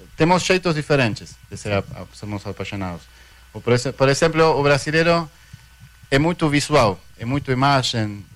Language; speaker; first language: Portuguese; non-native, fluent; Spanish